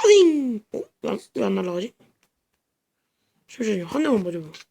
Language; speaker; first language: Korean; native; Korean